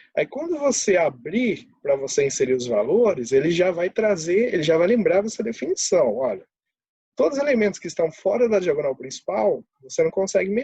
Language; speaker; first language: Portuguese; native; Portuguese